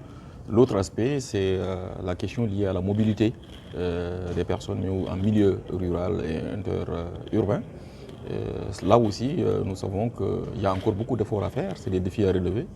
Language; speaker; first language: French; non-native, local second language; Wolof